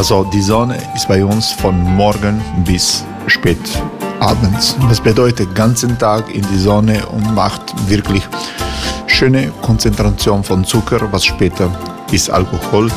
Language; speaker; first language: German; non-native, learner; Croatian